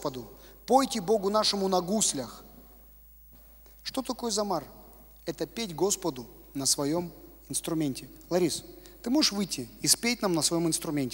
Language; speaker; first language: Russian; native; Russian